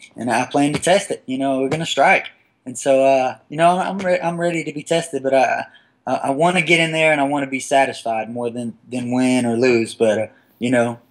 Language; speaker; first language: English; native; English